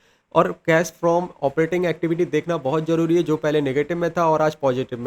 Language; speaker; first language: Hindi; native; Hindi